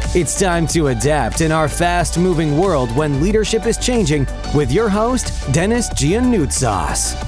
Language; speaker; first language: English; non-native, fluent; Swedish